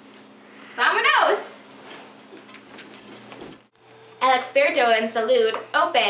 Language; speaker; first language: Spanish; non-native, learner; English